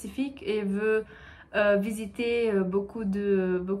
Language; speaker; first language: French; non-native, learner; Portuguese